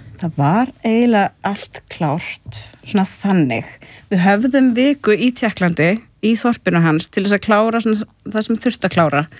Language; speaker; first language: Icelandic; native; Icelandic